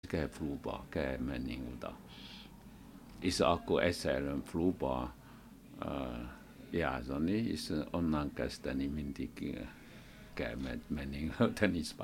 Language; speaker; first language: Hungarian; non-native, learner; Chinese